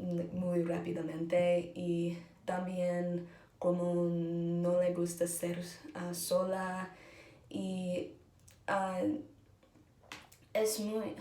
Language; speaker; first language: Spanish; non-native, learner; English